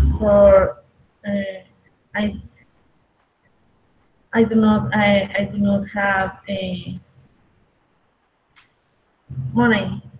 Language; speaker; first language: English; non-native, learner; Spanish